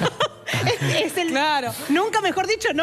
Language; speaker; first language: Spanish; native; Spanish